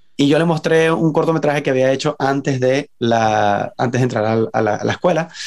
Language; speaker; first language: Spanish; native; Spanish